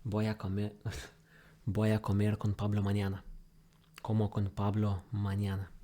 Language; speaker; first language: Spanish; non-native, learner; English